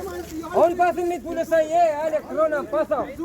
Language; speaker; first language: German; non-native, learner; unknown